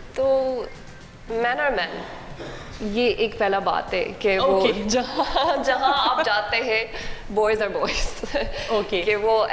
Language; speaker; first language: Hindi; non-native, learner; English